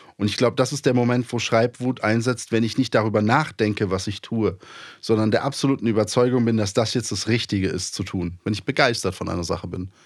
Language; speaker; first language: German; early bilingual, other home language; Polish